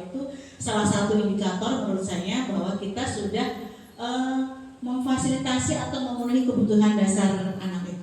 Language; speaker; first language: Indonesian; native; Indonesian